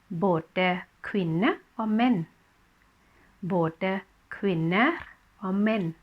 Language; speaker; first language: Norwegian; non-native, fluent; Thai